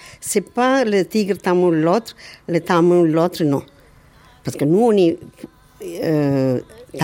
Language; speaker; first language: French; non-native, learner; Tamil